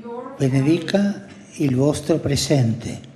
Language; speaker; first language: Italian; non-native, fluent; Spanish